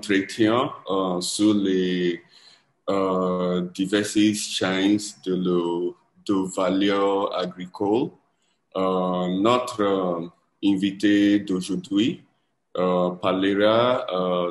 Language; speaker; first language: French; non-native, learner; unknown